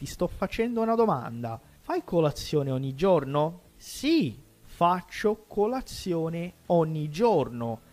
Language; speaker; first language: Italian; non-native, fluent; Portuguese